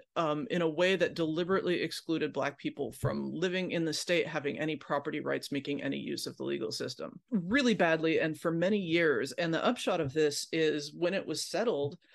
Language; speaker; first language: English; native; English